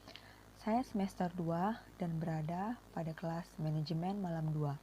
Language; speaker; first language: Indonesian; native; Indonesian